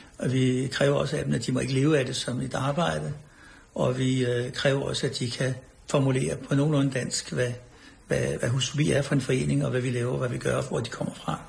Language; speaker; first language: Danish; native; Danish